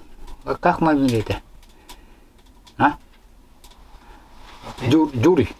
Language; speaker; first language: Russian; non-native, local second language; Yakut